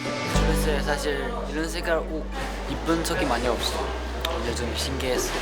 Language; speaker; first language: Korean; non-native, learner; Chinese